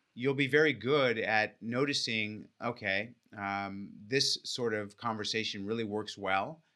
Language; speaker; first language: English; native; English